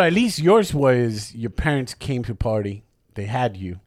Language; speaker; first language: English; early bilingual, other home language; Spanish